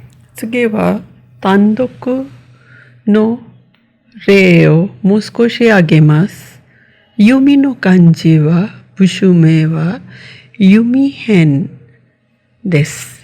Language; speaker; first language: Japanese; non-native, fluent; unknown